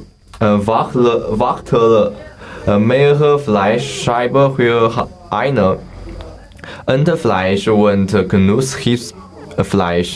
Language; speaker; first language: German; non-native, learner; Chinese